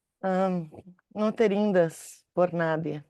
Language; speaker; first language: Spanish; non-native, learner; Portuguese